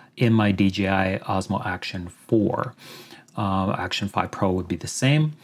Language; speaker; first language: English; native; English